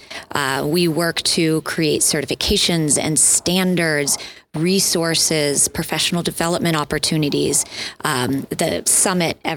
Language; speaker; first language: English; native; English